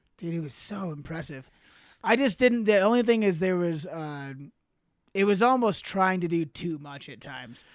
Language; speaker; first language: English; native; English